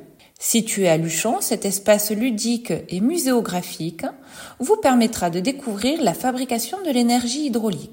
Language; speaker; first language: French; native; French